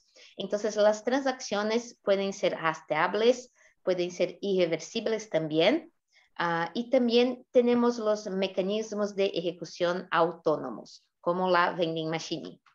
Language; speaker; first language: Spanish; non-native, fluent; Portuguese